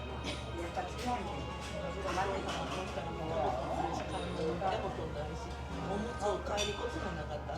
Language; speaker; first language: Japanese; native; Japanese